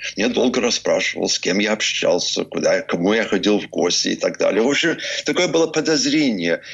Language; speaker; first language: Russian; early bilingual, heritage; English